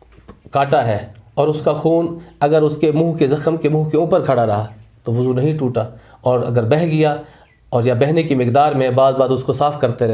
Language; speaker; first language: Urdu; native; Urdu